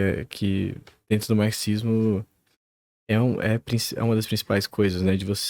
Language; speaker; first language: Portuguese; native; Portuguese